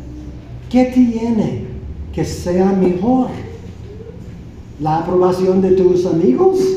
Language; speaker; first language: Spanish; non-native, fluent; English